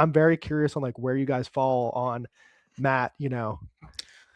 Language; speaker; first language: English; native; English